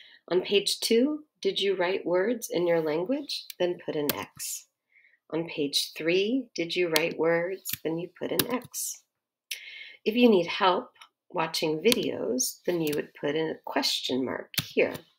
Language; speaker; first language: English; native; English